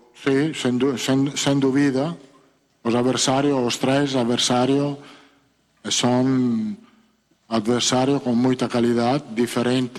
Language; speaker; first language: Portuguese; non-native, fluent; Italian